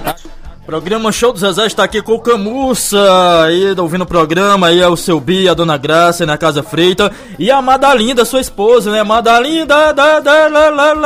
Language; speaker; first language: Portuguese; native; Portuguese